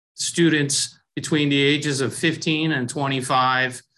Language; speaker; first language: English; early bilingual, other home language; Persian